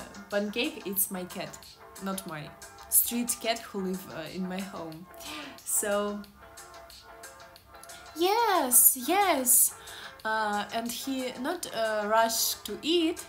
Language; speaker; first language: English; non-native, learner; Russian